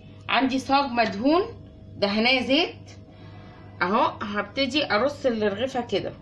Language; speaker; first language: Arabic; native; Arabic